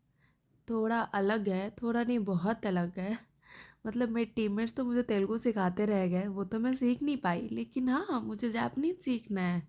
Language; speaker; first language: Hindi; native; Hindi